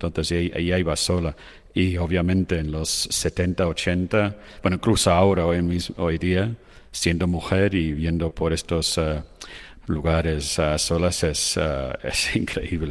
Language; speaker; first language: Spanish; non-native, fluent; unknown